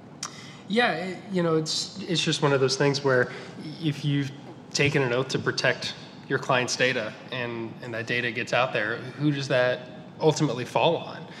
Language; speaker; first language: English; native; English